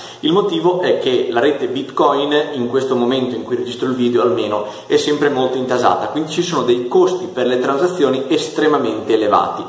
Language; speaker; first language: Italian; native; Italian